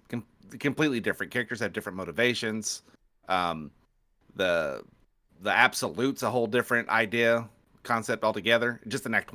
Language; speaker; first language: English; native; English